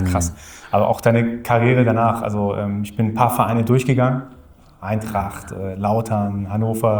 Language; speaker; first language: German; native; German